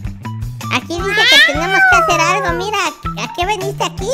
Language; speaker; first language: Spanish; native; Spanish